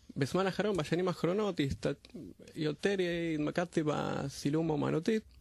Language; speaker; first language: Hebrew; non-native, fluent; Spanish